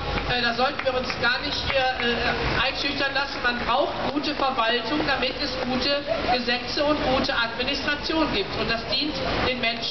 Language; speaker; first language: German; native; German